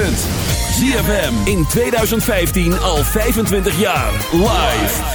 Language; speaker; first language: Dutch; native; Dutch